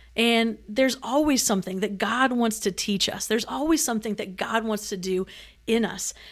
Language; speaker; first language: English; native; English